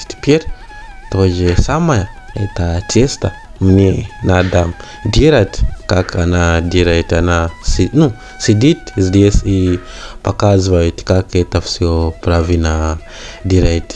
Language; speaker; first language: Russian; non-native, learner; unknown